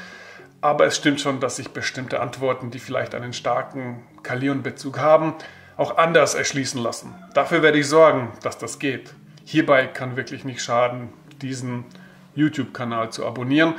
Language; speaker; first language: German; native; German